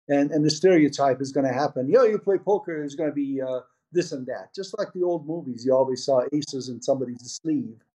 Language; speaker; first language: English; early bilingual, other home language; Persian